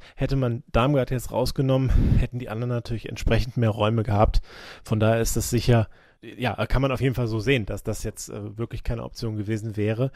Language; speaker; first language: German; native; German